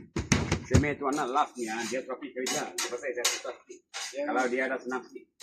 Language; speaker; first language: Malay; non-native, local second language; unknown